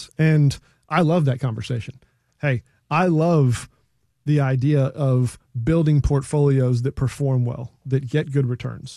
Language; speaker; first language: English; native; English